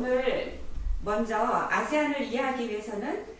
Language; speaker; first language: Korean; native; Korean